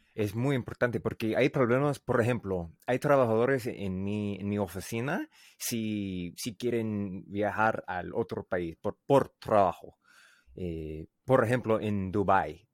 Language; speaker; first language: Spanish; non-native, learner; English